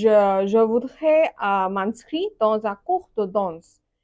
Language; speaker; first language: French; non-native, learner; Bangla